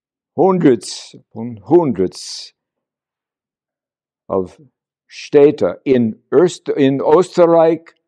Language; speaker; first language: German; non-native, learner; English